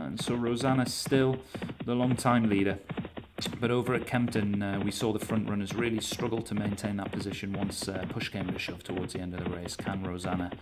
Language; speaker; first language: English; native; English